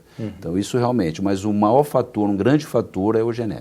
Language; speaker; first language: Portuguese; native; Portuguese